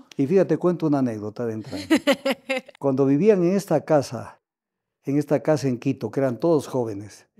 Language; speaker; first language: Spanish; native; Spanish